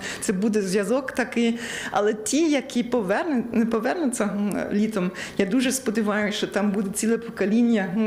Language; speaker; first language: Ukrainian; non-native, learner; German